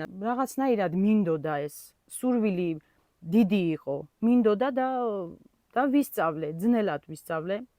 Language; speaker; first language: Georgian; non-native, local second language; Armenian